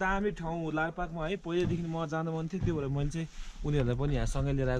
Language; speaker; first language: Nepali; native; Nepali